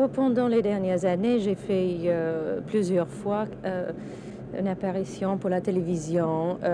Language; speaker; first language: French; non-native, fluent; English